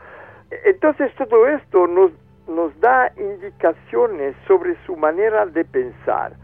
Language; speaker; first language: Spanish; non-native, fluent; French